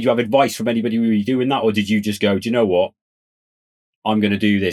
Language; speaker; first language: English; native; English